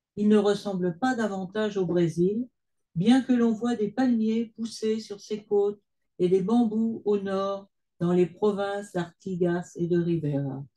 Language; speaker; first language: French; native; French